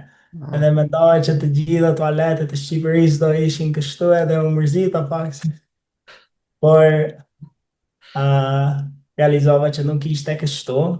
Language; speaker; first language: Albanian; non-native, fluent; English